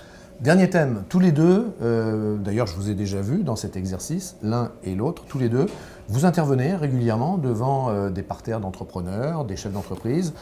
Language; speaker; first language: French; native; French